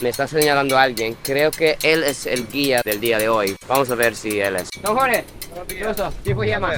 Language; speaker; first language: Spanish; non-native, fluent; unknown